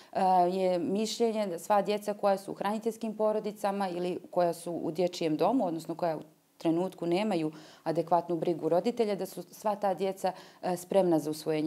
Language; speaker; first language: Croatian; native; Croatian